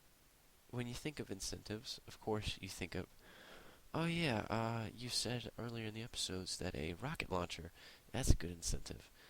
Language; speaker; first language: English; native; English